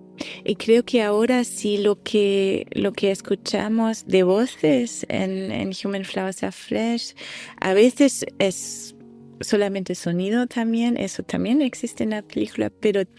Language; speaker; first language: Spanish; non-native, fluent; German